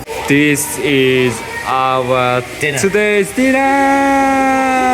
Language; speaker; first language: English; non-native, learner; Japanese